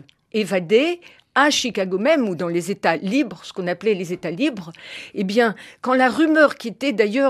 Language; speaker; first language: French; native; French